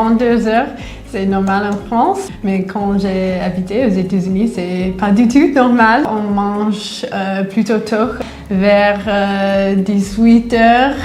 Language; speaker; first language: French; non-native, fluent; English